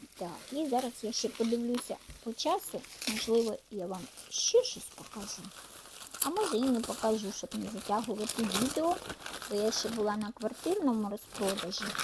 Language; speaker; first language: Ukrainian; non-native, local second language; Russian